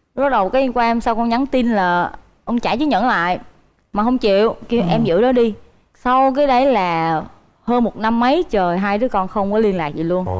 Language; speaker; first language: Vietnamese; native; Vietnamese